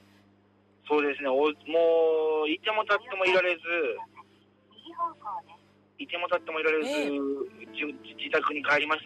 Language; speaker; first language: Japanese; native; Japanese